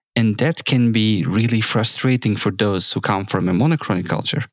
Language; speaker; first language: English; non-native, fluent; Turkish